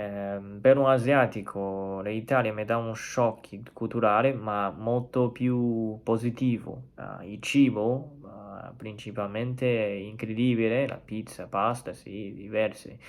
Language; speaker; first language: Italian; non-native, learner; Chinese